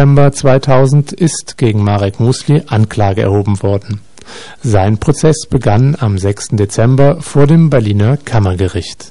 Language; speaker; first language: German; native; German